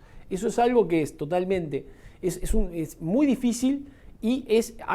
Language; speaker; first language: Spanish; native; Spanish